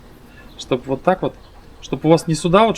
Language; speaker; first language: Russian; native; Russian